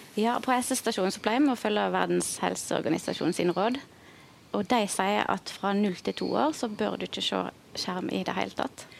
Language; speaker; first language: Norwegian; native; Norwegian